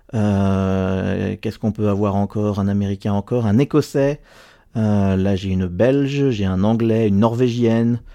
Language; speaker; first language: French; native; French